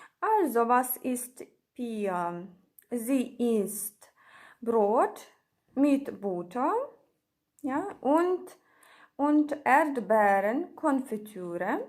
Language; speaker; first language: German; non-native, fluent; Ukrainian